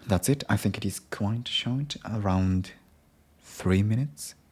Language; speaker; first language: English; non-native, learner; Japanese